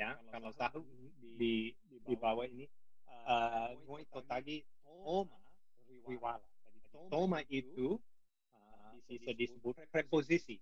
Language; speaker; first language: Indonesian; non-native, fluent; English